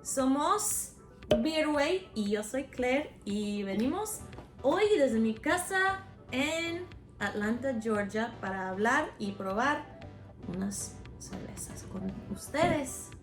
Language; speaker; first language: Spanish; non-native, fluent; English